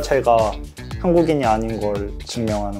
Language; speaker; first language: Korean; native; Korean